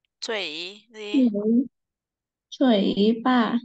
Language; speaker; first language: Chinese; non-native, learner; Vietnamese